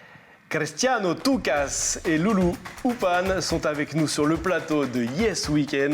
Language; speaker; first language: French; native; French